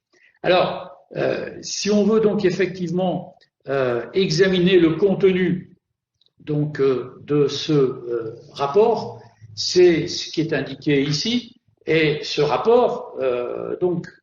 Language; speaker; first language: French; native; French